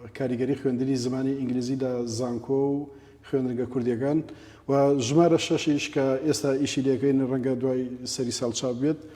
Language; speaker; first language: Central Kurdish; native; Central Kurdish